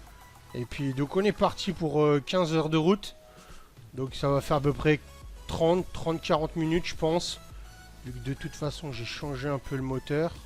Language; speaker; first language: French; native; French